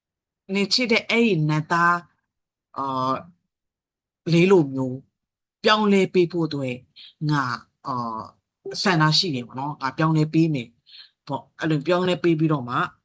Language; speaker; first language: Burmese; native; Burmese